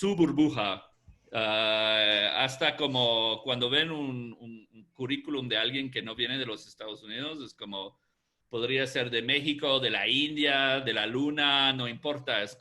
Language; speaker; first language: Spanish; non-native, fluent; English